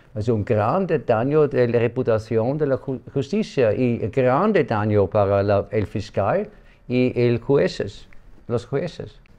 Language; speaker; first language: Spanish; non-native, learner; German